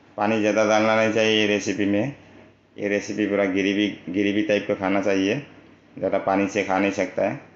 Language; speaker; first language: Hindi; non-native, local second language; Manipuri